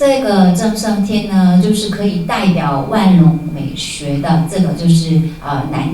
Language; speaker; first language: Chinese; native; Chinese